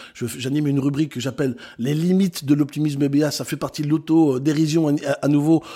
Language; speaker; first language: French; native; French